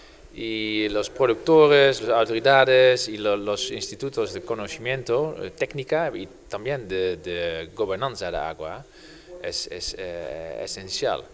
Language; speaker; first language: Spanish; non-native, learner; Dutch